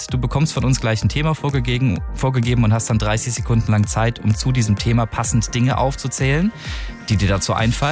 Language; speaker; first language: German; native; German